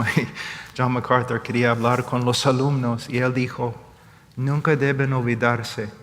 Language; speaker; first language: Spanish; non-native, fluent; English